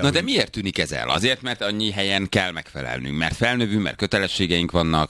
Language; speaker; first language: Hungarian; native; Hungarian